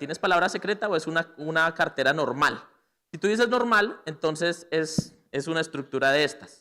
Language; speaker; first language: Spanish; native; Spanish